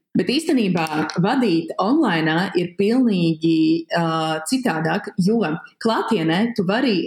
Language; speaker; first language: Latvian; native; Latvian